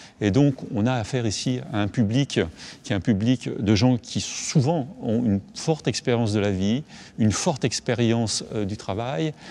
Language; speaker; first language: French; native; French